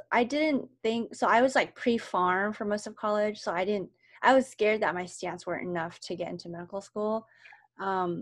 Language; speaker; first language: English; native; English